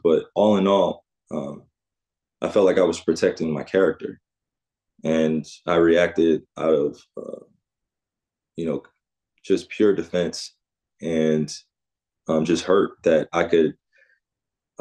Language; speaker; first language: English; native; English